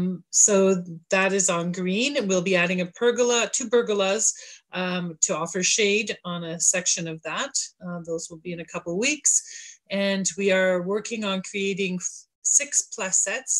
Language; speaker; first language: English; native; English